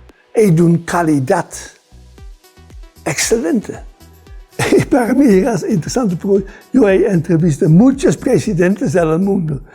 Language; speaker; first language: Spanish; non-native, fluent; Dutch